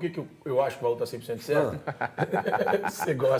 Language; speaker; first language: Portuguese; native; Portuguese